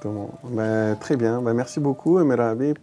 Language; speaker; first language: French; native; French